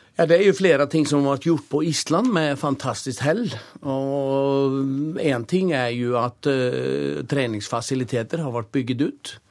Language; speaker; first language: Norwegian; native; Norwegian